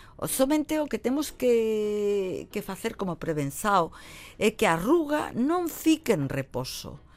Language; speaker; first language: Galician; native; Galician